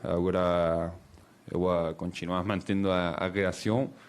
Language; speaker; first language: Portuguese; non-native, learner; Spanish